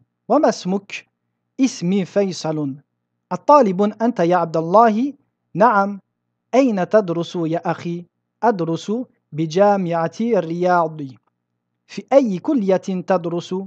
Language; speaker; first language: Arabic; non-native, fluent; French